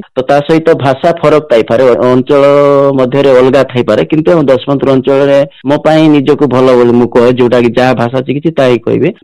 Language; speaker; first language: Odia; non-native, local second language; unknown